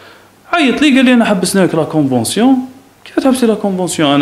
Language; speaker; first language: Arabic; native; Arabic